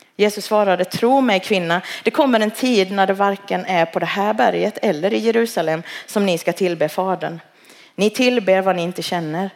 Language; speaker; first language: Swedish; early bilingual, other home language; Cantonese